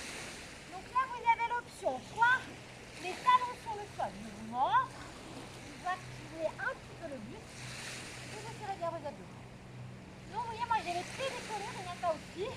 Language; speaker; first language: French; native; French